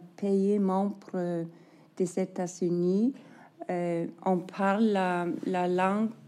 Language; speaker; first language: French; non-native, fluent; Icelandic